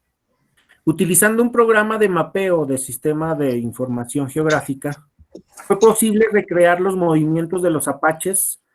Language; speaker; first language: Spanish; native; Spanish